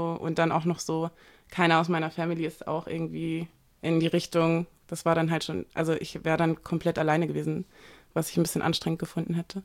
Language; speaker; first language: German; native; German